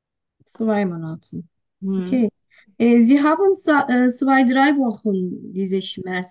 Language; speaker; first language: German; non-native, learner; Turkish